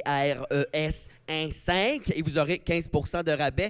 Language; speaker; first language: French; native; French